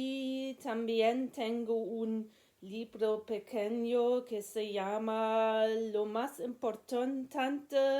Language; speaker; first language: Spanish; non-native, learner; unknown